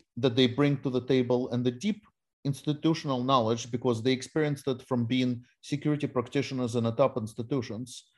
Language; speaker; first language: English; non-native, fluent; Russian